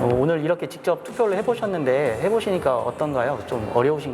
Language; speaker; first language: Korean; native; Korean